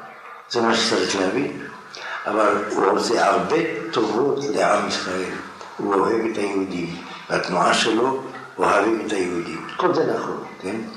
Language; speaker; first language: Hebrew; non-native, fluent; French